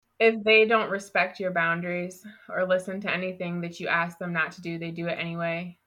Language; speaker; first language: English; native; English